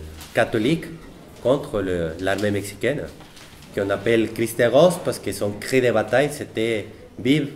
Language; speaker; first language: French; non-native, fluent; Spanish